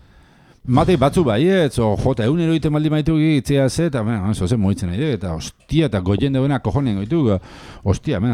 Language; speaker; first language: Basque; native; Basque